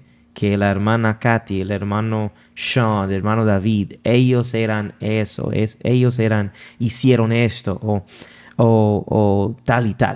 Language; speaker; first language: Spanish; non-native, fluent; English